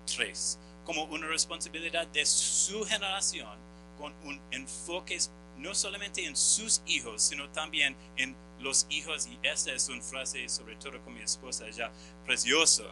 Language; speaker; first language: Spanish; non-native, fluent; English